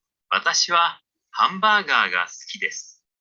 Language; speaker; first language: Japanese; non-native, learner; French